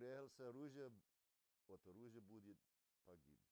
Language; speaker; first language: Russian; non-native, learner; English